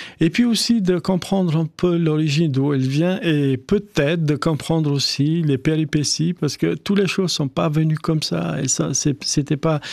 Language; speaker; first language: French; non-native, fluent; Albanian